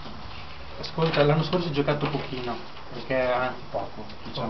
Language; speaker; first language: Italian; native; Italian